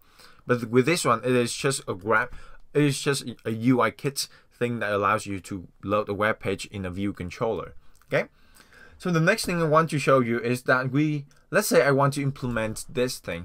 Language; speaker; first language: English; non-native, fluent; Vietnamese